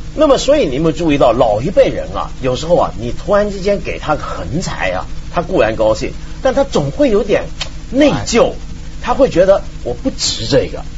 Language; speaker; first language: Chinese; non-native, local second language; Cantonese